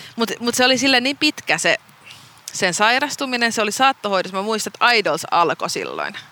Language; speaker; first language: Finnish; non-native, local second language; Swedish